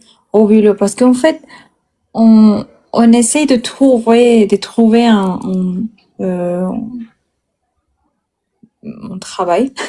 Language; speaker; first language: French; non-native, learner; Spanish